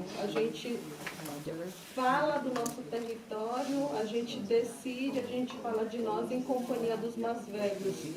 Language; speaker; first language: Portuguese; non-native, local second language; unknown